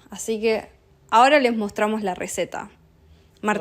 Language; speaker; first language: Spanish; native; Spanish